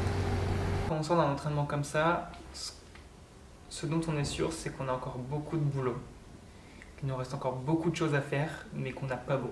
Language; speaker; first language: French; native; French